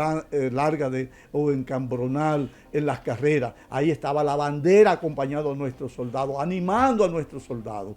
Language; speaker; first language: Spanish; native; Spanish